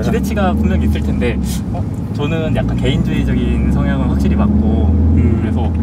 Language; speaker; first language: Korean; native; Korean